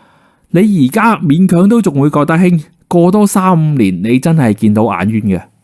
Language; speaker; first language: Cantonese; native; Cantonese